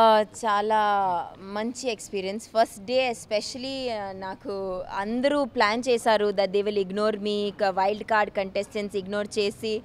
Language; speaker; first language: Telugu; non-native, learner; Malayalam